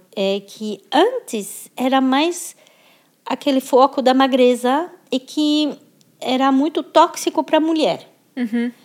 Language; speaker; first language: Portuguese; non-native, fluent; French